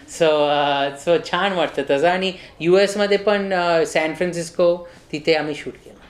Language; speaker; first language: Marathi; early bilingual, heritage; Marathi